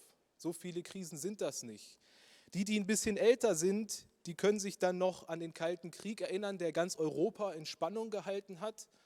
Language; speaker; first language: German; native; German